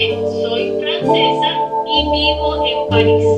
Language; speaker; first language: Spanish; non-native, fluent; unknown